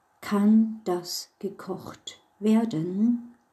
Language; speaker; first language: German; non-native, fluent; English